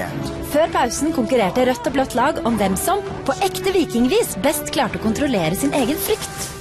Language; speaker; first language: Norwegian; native; Norwegian